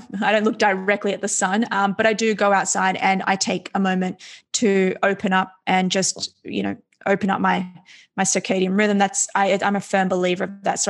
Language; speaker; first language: English; native; English